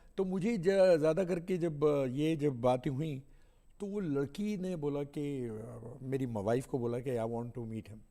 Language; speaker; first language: Hindi; native; Hindi